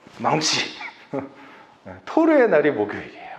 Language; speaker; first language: Korean; native; Korean